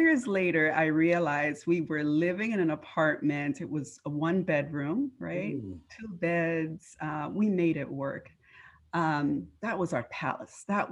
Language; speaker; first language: English; non-native, fluent; Spanish